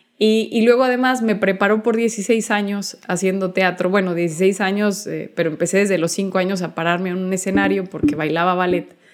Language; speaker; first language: Spanish; native; Spanish